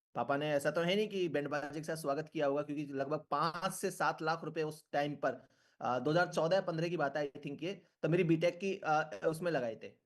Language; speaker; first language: Hindi; native; Hindi